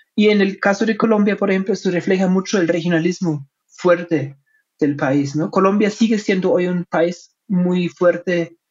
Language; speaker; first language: Spanish; non-native, fluent; German